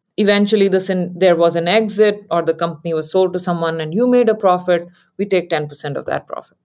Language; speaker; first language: English; non-native, local second language; Hindi